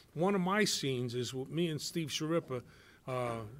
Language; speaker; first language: English; native; English